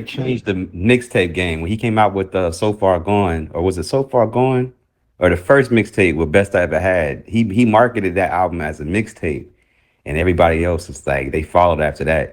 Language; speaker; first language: English; native; English